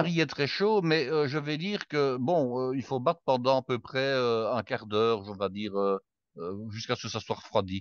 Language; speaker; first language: French; native; French